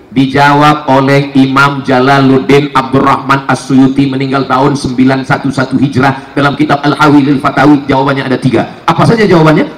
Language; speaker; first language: Indonesian; native; Indonesian